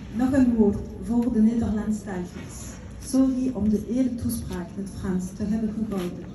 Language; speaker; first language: Dutch; non-native, local second language; French